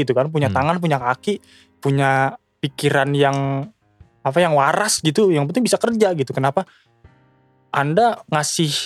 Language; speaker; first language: Indonesian; native; Indonesian